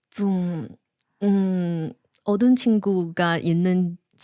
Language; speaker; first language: Korean; non-native, learner; Chinese